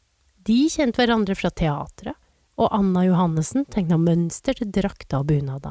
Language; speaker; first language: Norwegian; native; Norwegian